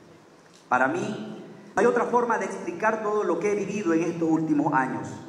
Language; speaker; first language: Spanish; native; Spanish